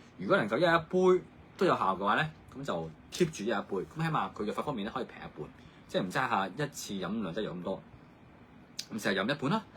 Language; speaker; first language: Cantonese; native; Cantonese